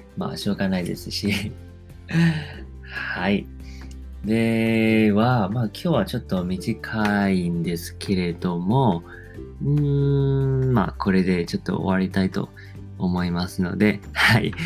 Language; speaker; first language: Japanese; non-native, fluent; Chinese